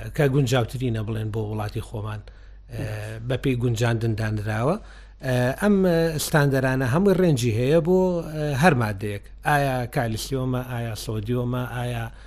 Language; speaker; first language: Central Kurdish; native; Central Kurdish